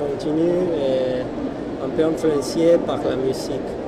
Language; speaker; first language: French; non-native, fluent; Spanish